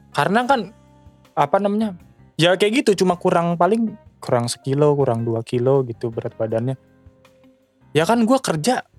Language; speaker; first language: Indonesian; native; Indonesian